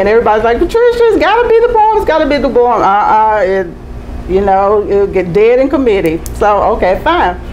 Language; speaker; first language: English; native; English